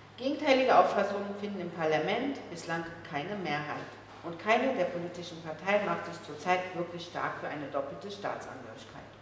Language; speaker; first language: German; early bilingual, other home language; Turkish